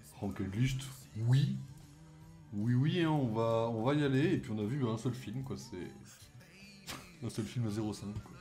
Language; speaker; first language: French; native; French